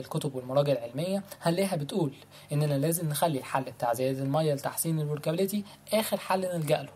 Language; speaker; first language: Arabic; native; Arabic